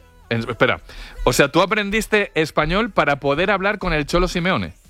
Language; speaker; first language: Spanish; native; Spanish